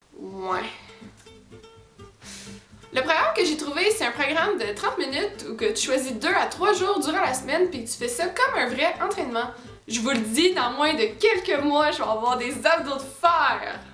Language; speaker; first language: French; native; French